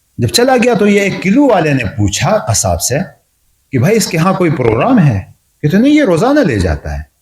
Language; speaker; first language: Urdu; non-native, local second language; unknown